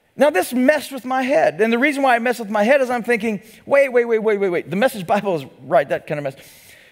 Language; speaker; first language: English; native; English